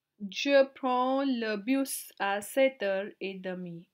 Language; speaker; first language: French; non-native, fluent; Hindi